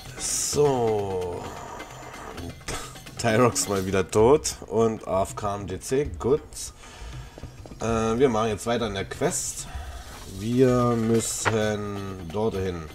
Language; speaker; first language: German; native; German